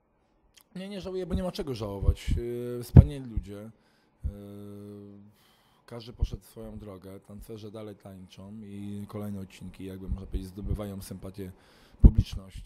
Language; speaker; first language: Polish; native; Polish